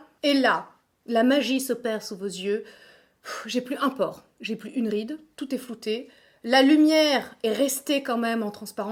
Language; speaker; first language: French; native; French